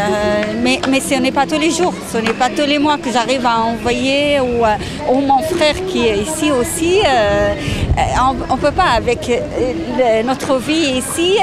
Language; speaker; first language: French; non-native, fluent; Arabic